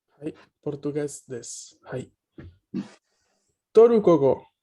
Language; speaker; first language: Japanese; non-native, fluent; Spanish